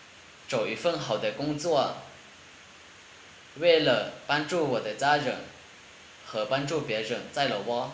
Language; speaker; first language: Chinese; non-native, learner; Lao